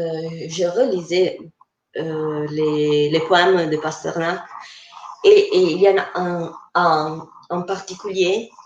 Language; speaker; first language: French; non-native, fluent; Italian